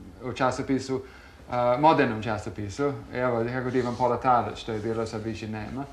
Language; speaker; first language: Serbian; non-native, fluent; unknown